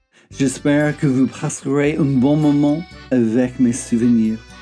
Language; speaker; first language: French; non-native, fluent; English